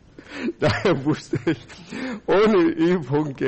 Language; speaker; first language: German; non-native, fluent; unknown